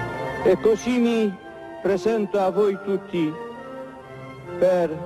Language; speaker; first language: Italian; non-native, fluent; Polish